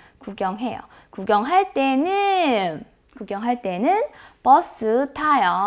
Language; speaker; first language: Korean; non-native, fluent; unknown